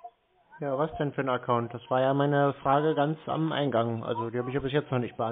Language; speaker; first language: German; native; German